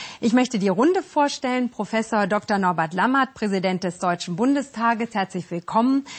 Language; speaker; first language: German; native; German